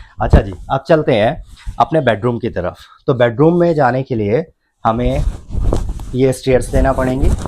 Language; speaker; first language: Urdu; native; Urdu